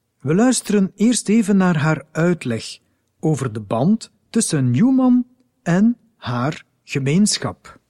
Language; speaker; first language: Dutch; native; Dutch